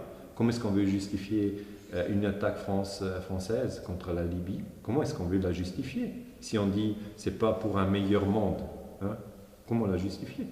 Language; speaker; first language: French; non-native, local second language; German